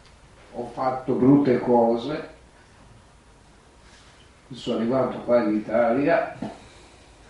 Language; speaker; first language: Italian; non-native, fluent; Croatian